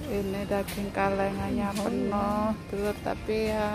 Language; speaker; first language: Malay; non-native, local second language; Javanese